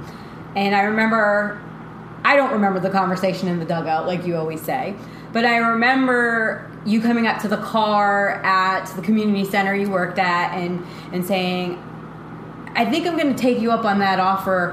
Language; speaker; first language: English; native; English